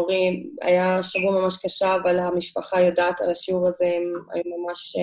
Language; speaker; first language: Hebrew; non-native, fluent; German